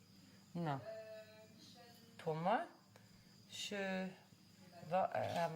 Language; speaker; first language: French; non-native, learner; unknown